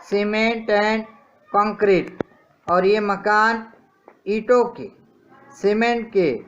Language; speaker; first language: Hindi; non-native, local second language; Marathi